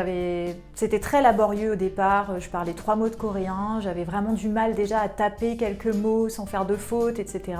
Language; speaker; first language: French; native; French